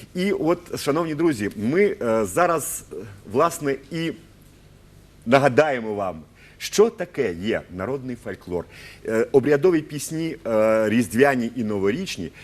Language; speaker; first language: Ukrainian; native; Ukrainian